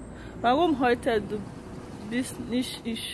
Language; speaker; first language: German; non-native, learner; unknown